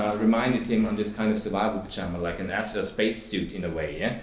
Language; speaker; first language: English; non-native, fluent; German